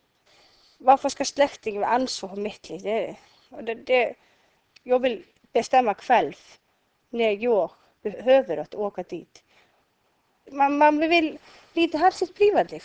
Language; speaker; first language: Swedish; non-native, learner; Icelandic